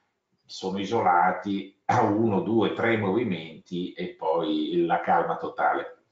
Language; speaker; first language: Italian; native; Italian